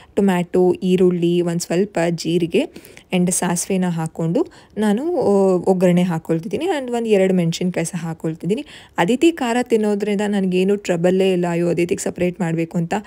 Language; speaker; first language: Kannada; native; Kannada